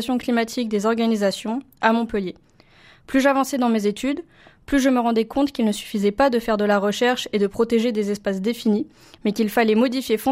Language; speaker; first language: French; native; French